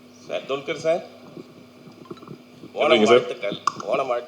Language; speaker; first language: Tamil; native; Tamil